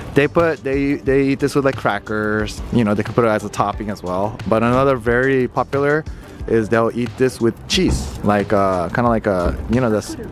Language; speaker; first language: English; native; English